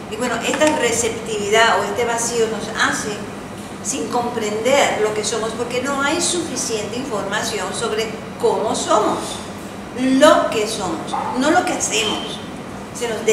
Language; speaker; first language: Spanish; early bilingual, heritage; Spanish